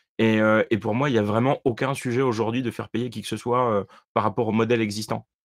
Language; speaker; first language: French; native; French